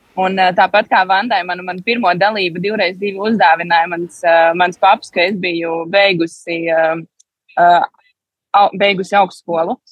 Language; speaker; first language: Latvian; early bilingual, heritage; Latvian